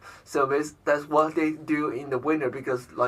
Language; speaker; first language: English; non-native, learner; Chinese